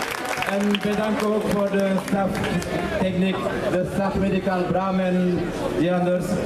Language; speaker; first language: Dutch; non-native, learner; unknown